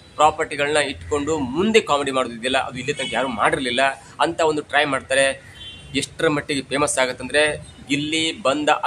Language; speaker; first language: Kannada; native; Kannada